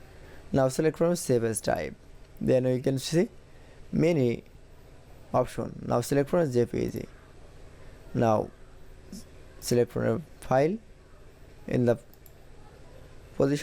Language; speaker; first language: English; non-native, learner; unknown